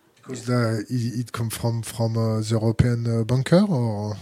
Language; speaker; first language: English; non-native, learner; French